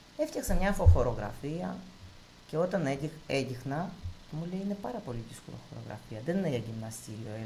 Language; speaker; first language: Greek; non-native, fluent; Russian